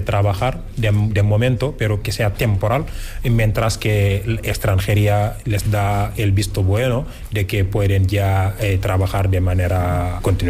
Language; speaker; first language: Spanish; non-native, fluent; Wolof